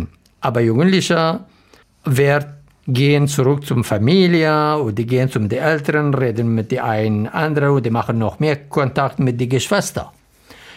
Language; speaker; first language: German; non-native, learner; Arabic